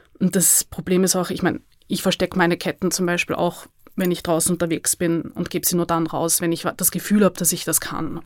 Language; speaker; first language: German; native; German